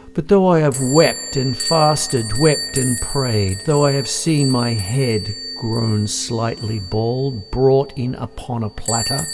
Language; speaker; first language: English; native; English